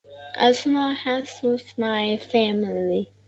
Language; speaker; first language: English; non-native, learner; Vietnamese